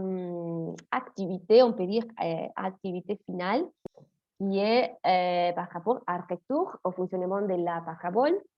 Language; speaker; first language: French; non-native, fluent; Spanish